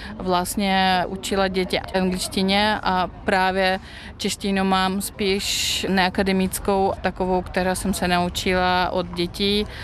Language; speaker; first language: Czech; non-native, fluent; Russian